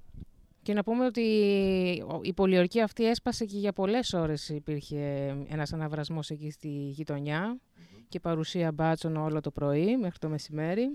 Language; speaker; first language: Greek; native; Greek